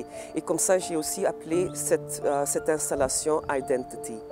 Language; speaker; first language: French; non-native, local second language; Dutch